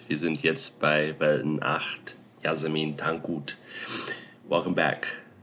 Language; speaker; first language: German; non-native, fluent; English